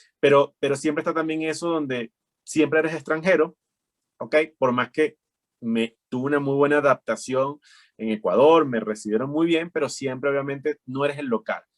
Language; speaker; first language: Spanish; native; Spanish